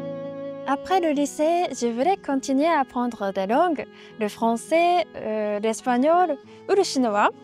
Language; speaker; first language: French; non-native, fluent; Japanese